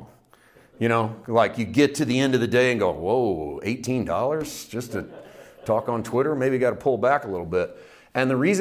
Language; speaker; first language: English; native; English